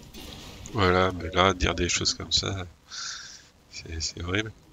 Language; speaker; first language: French; native; French